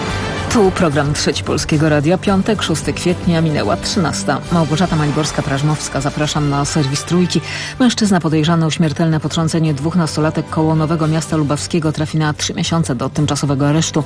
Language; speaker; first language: Polish; native; Polish